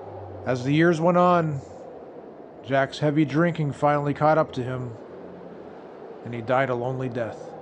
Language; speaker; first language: English; native; English